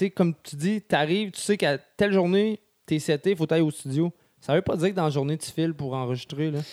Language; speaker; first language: French; native; French